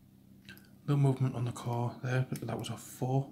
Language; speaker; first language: English; native; English